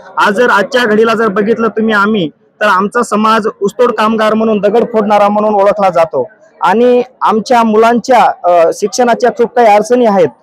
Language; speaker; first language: Marathi; non-native, local second language; Lambadi